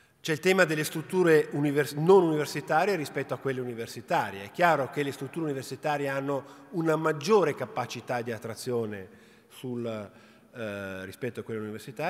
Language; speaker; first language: Italian; native; Italian